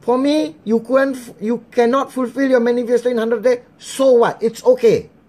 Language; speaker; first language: English; non-native, local second language; Malay